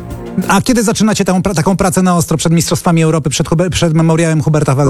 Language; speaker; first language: Polish; native; Polish